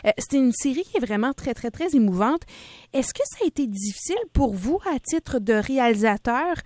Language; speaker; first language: French; native; French